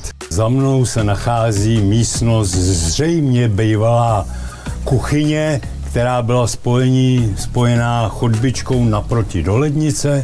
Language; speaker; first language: Czech; native; Czech